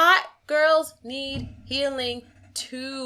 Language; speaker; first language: English; native; English